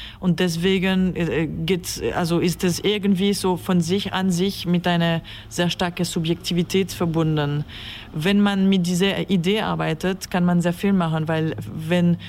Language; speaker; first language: German; non-native, local second language; French